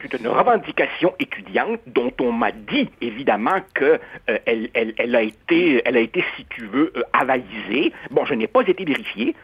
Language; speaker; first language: French; non-native, fluent; Spanish